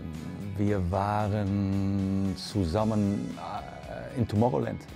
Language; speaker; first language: German; non-native, fluent; Dutch